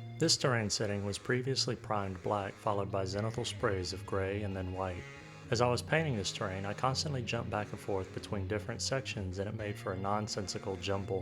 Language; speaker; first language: English; native; English